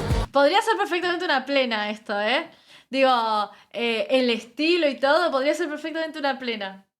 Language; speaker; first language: Spanish; native; Spanish